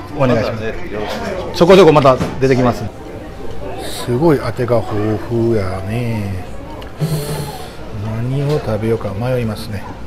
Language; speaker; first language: Japanese; native; Japanese